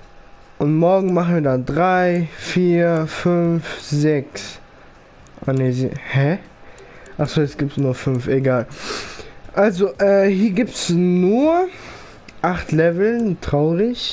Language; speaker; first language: German; early bilingual, other home language; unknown